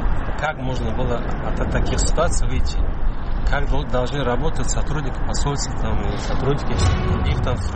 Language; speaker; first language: Russian; non-native, learner; Tajik